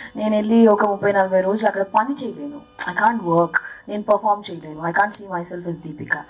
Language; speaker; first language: Telugu; early bilingual, heritage; Telugu